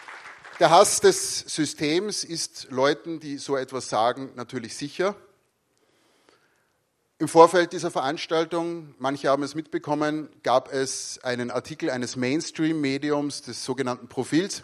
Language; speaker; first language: German; native; German